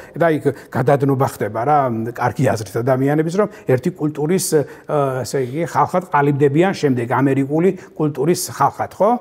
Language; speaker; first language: Georgian; non-native, local second language; Mingrelian